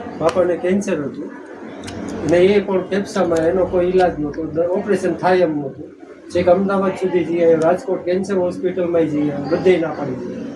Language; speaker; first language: Gujarati; non-native, local second language; Marwari